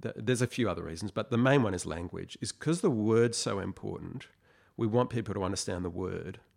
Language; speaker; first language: English; native; English